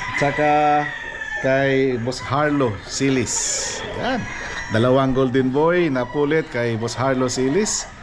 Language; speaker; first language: Filipino; non-native, local second language; Cebuano